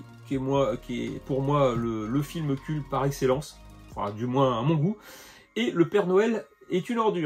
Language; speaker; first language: French; native; French